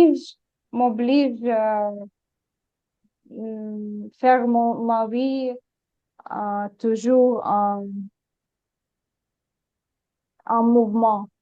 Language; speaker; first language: French; non-native, learner; Ukrainian